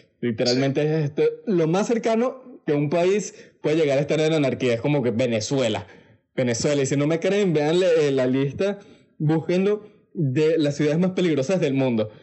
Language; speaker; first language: Spanish; native; Spanish